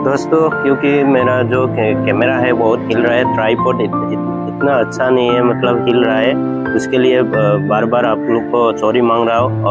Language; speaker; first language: Hindi; non-native, local second language; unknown